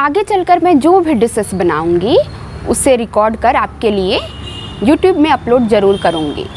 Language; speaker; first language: Hindi; native; Hindi